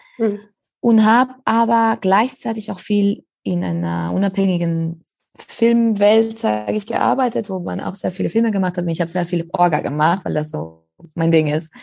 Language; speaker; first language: German; non-native, fluent; Spanish